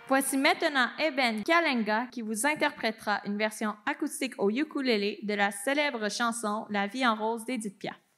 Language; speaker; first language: French; native; French